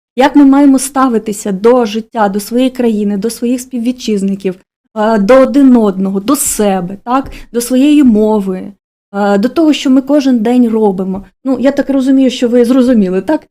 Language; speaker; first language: Ukrainian; native; Ukrainian